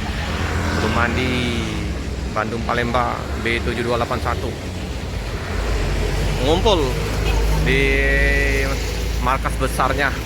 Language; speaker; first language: Indonesian; native; Indonesian